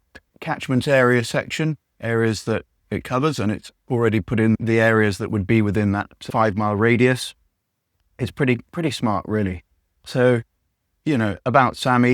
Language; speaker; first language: English; native; English